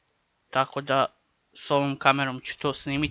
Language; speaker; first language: Croatian; native; Croatian